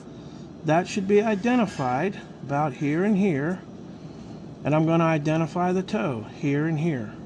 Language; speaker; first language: English; native; English